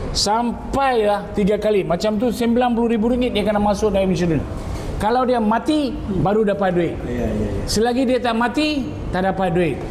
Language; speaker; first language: Malay; non-native, local second language; Tamil